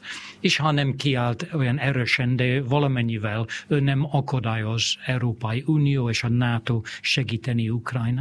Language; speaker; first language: Hungarian; non-native, fluent; English